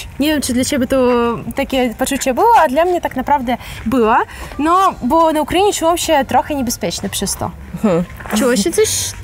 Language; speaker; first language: Polish; non-native, fluent; Ukrainian